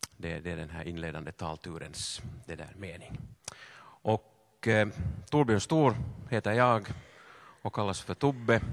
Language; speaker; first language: Swedish; native; Swedish